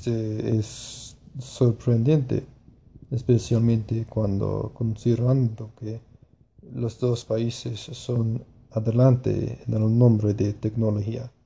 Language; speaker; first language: Spanish; non-native, learner; English